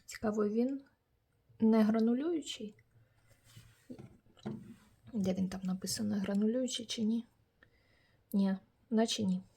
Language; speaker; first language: Ukrainian; native; Ukrainian